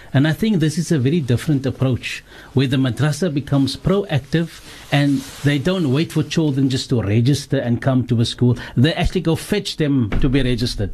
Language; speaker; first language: English; early bilingual, other home language; Afrikaans